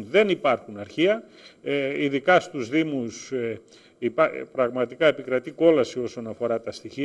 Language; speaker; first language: Greek; native; Greek